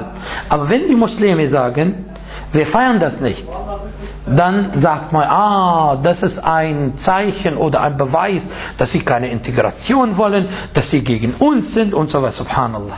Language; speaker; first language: German; non-native, fluent; Arabic